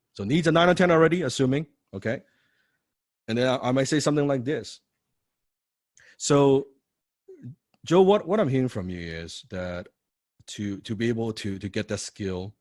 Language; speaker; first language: English; non-native, fluent; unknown